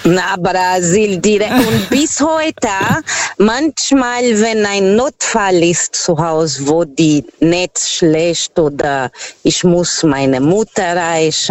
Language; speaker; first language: German; non-native, fluent; Portuguese